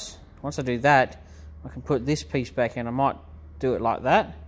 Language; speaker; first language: English; native; English